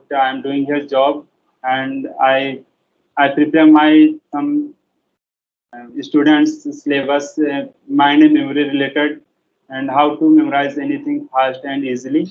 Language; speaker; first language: English; non-native, learner; Hindi